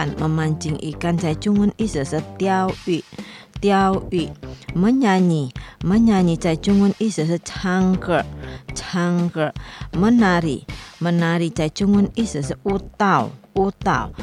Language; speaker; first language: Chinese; non-native, fluent; Indonesian